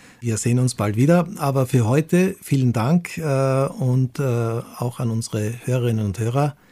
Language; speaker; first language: German; native; German